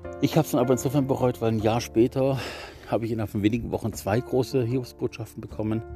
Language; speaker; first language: German; native; German